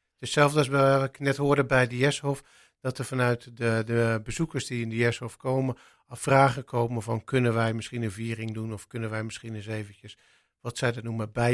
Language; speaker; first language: Dutch; native; Dutch